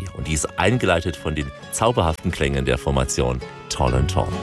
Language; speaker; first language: German; native; German